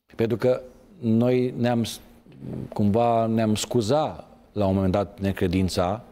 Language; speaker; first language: Romanian; native; Romanian